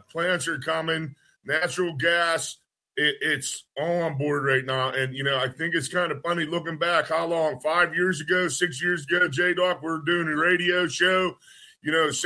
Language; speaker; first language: English; native; English